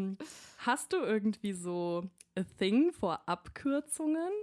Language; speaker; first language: German; native; German